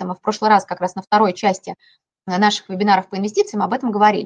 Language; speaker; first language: Russian; native; Russian